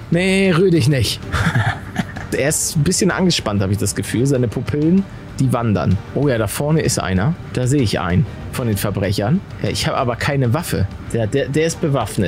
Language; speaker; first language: German; native; German